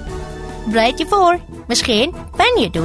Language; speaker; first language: Dutch; non-native, learner; Indonesian